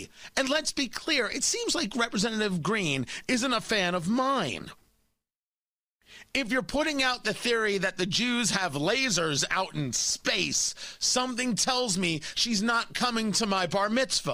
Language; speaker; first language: English; native; English